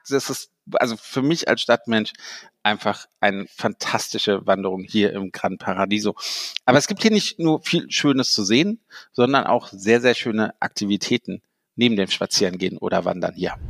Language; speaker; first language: German; native; German